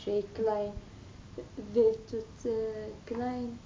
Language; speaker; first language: Dutch; non-native, learner; Arabic